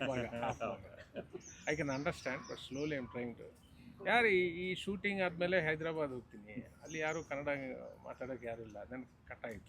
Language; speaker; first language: Kannada; non-native, learner; Telugu